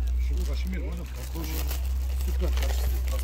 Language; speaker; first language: Russian; non-native, learner; Turkish